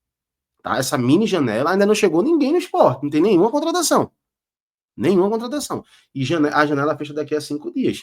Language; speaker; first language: Portuguese; native; Portuguese